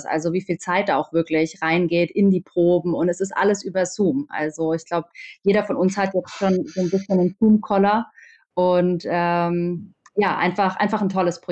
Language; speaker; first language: German; native; German